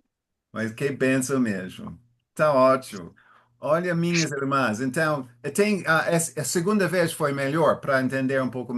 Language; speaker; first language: Portuguese; non-native, fluent; English